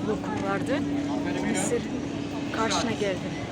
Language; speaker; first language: Turkish; non-native, learner; Kyrgyz